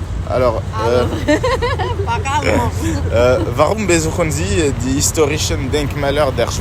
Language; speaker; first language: German; non-native, learner; French